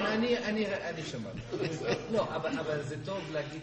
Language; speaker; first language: Hebrew; non-native, fluent; English